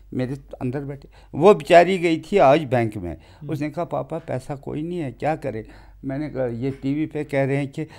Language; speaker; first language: Hindi; non-native, local second language; Kashmiri